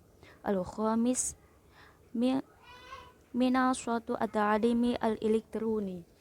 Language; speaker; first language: Arabic; non-native, learner; Indonesian